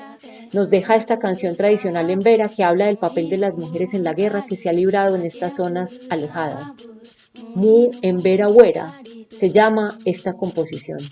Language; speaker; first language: Spanish; native; Spanish